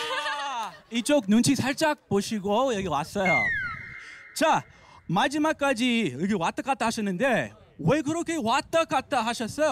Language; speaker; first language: Korean; non-native, fluent; English